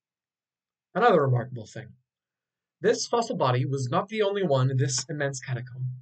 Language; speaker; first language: English; native; English